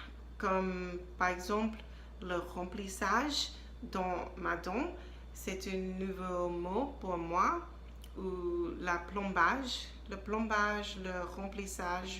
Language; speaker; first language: French; non-native, learner; English